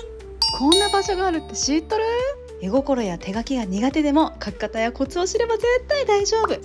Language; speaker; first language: Japanese; native; Japanese